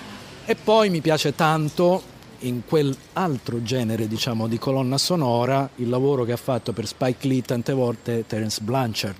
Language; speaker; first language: Italian; native; Italian